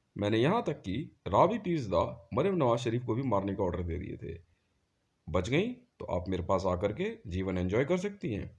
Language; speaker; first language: Hindi; native; Hindi